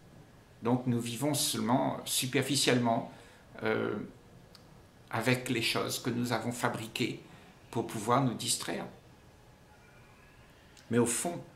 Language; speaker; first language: French; native; French